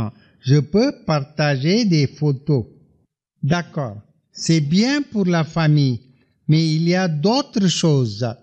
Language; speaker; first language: French; non-native, fluent; Tamil